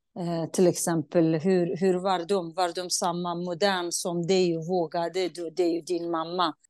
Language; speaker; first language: Swedish; non-native, fluent; Kurdish